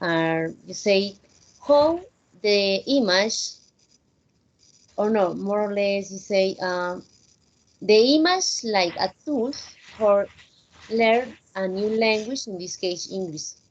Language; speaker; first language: English; non-native, fluent; Spanish